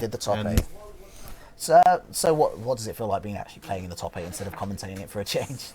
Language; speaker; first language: English; native; English